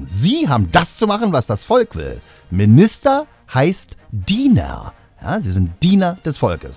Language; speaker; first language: German; native; German